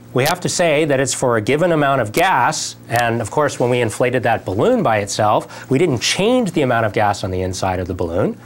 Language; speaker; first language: English; native; English